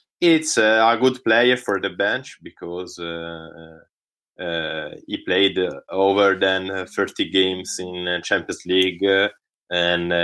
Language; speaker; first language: English; non-native, learner; Italian